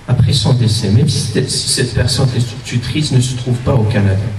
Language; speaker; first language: French; non-native, local second language; Arabic